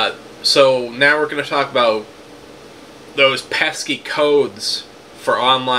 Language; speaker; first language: English; native; English